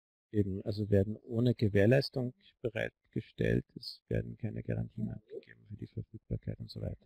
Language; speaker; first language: German; native; German